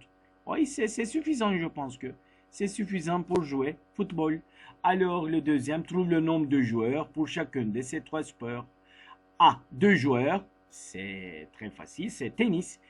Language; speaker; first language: French; non-native, fluent; Turkish